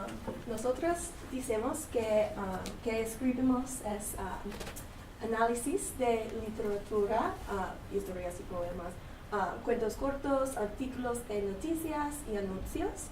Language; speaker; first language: Spanish; non-native, learner; English